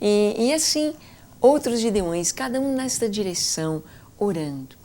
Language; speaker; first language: Portuguese; native; Portuguese